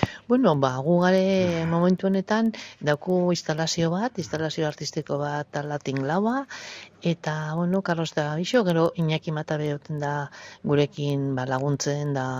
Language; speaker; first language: Basque; native; Basque